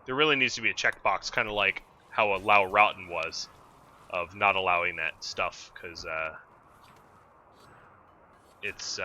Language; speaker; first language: English; native; English